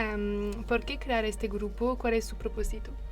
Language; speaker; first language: Spanish; native; Spanish